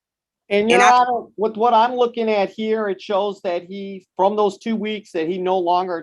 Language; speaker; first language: English; native; English